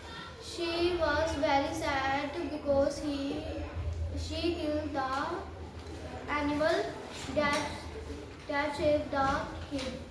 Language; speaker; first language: English; non-native, learner; Hindi